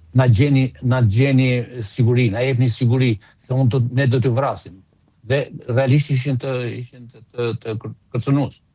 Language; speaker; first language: Albanian; native; Albanian